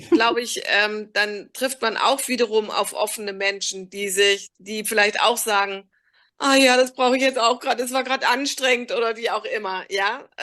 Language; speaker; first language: German; native; German